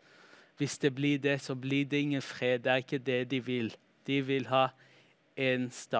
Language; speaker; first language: Norwegian; early bilingual, heritage; Norwegian